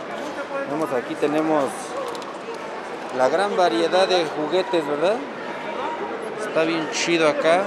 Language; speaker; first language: Spanish; native; Spanish